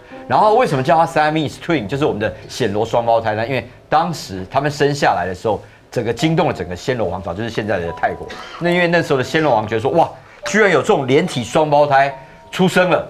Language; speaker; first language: Chinese; native; Chinese